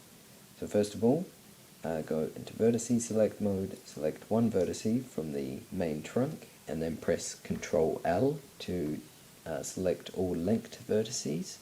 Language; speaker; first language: English; native; English